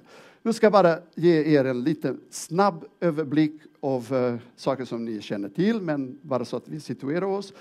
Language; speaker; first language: Swedish; non-native, fluent; Portuguese